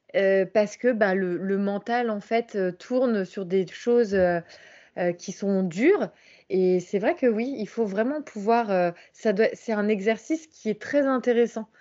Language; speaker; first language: French; native; French